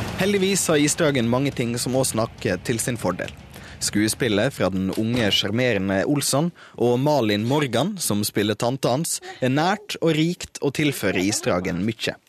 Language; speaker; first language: Norwegian; native; Norwegian